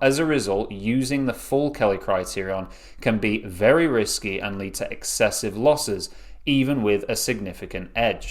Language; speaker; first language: English; native; English